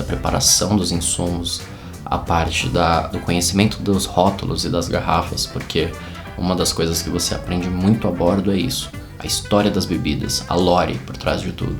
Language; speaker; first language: Portuguese; native; Portuguese